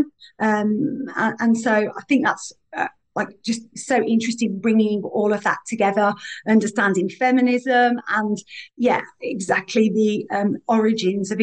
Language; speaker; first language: English; native; English